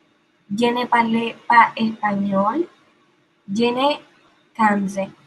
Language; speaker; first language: French; non-native, learner; Spanish